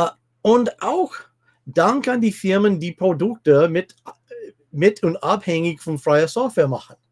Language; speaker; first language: German; non-native, fluent; English